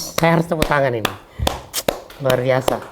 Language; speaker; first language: Malay; native; Malay